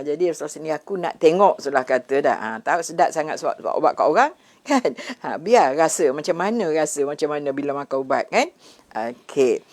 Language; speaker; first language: Malay; native; Malay